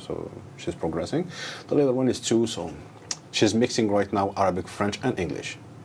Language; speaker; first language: English; non-native, fluent; Arabic